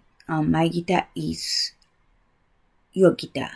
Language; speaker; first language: English; non-native, learner; Japanese